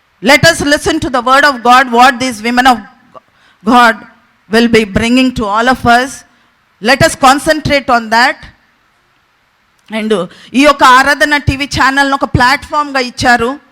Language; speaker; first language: English; non-native, local second language; Telugu